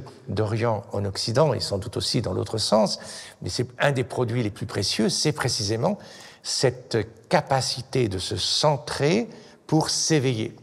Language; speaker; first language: French; native; French